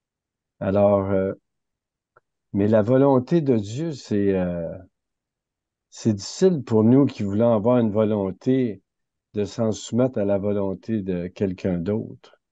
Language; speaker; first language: French; native; French